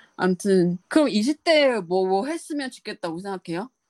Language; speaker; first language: Korean; non-native, learner; Chinese